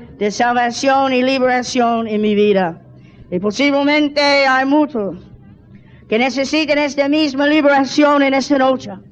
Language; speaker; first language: Spanish; non-native, fluent; English